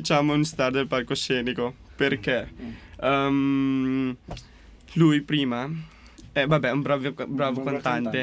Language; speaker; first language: Italian; non-native, fluent; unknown